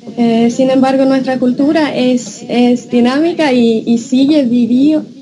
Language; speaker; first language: Spanish; non-native, fluent; Norwegian